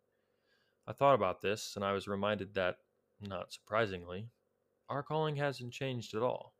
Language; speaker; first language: English; native; English